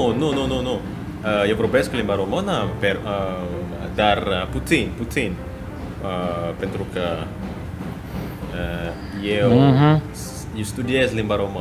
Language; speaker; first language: Romanian; non-native, learner; Indonesian